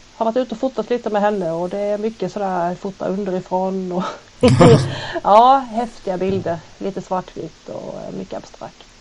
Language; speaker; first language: Swedish; native; Swedish